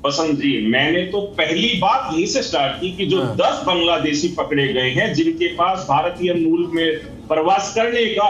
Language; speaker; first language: Hindi; native; Hindi